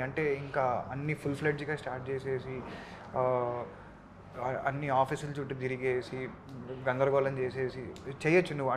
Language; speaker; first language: Telugu; native; Telugu